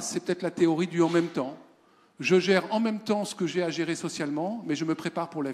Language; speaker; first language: French; native; French